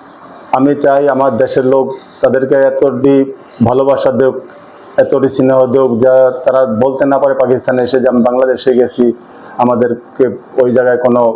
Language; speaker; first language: Bangla; early bilingual, heritage; Bangla